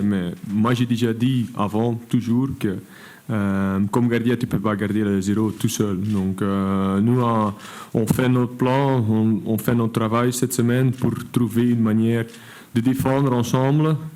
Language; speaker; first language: French; non-native, local second language; Dutch